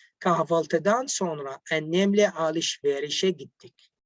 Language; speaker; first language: Turkish; non-native, fluent; Arabic